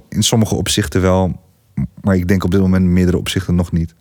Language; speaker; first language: Dutch; early bilingual, other home language; Greek